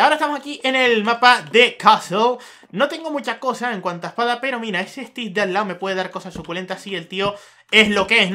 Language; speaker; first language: Spanish; native; Spanish